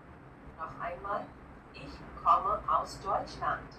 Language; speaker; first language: German; non-native, fluent; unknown